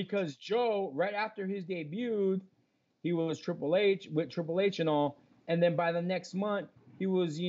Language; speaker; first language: English; native; English